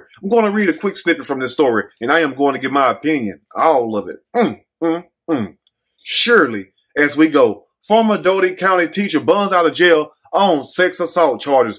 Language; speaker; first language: English; native; English